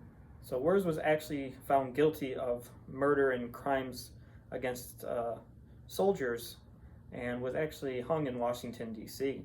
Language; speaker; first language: English; native; English